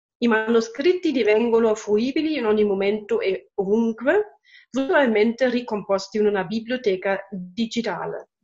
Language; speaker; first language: Italian; non-native, fluent; German